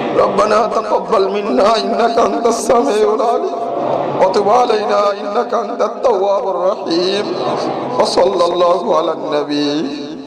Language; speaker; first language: Arabic; non-native, fluent; Bangla